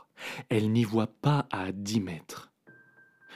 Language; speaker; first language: French; native; French